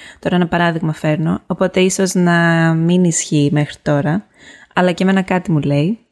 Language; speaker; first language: Greek; native; Greek